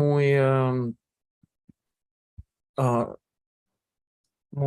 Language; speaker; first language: Spanish; non-native, learner; Russian